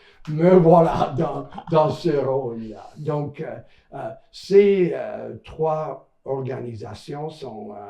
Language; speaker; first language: French; non-native, local second language; English